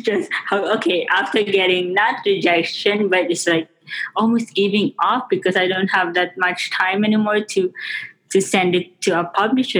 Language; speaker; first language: English; non-native, local second language; Filipino